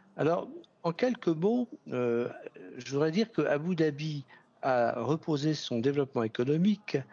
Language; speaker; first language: French; native; French